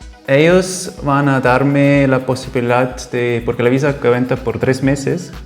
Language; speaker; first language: Spanish; non-native, fluent; German